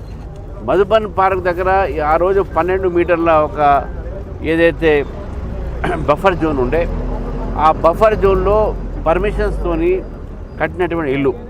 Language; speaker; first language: Telugu; native; Telugu